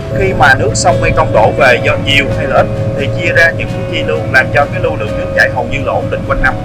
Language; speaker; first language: Vietnamese; native; Vietnamese